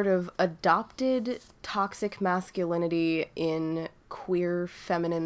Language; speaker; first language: English; native; English